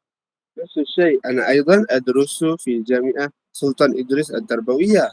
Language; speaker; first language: Arabic; non-native, learner; Malay